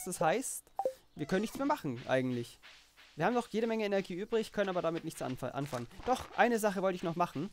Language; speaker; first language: German; native; German